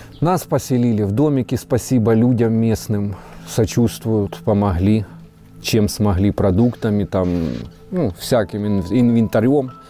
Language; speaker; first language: Russian; native; Russian